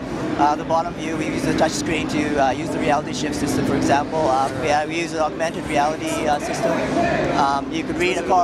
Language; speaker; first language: English; non-native, fluent; Japanese